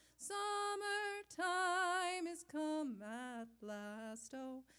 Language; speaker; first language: English; native; English